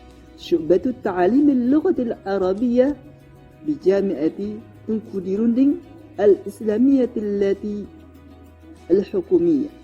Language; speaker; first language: Arabic; non-native, learner; Indonesian